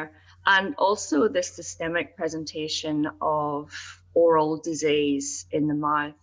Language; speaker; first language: English; native; English